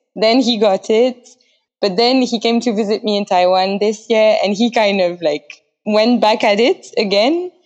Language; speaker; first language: English; non-native, fluent; French